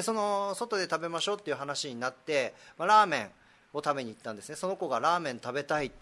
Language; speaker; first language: Japanese; native; Japanese